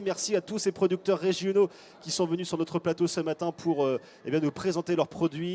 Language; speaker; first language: French; native; French